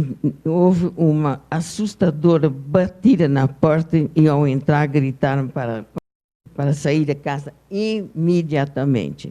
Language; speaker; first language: Portuguese; non-native, fluent; Dutch